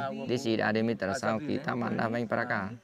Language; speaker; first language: Portuguese; non-native, learner; Vietnamese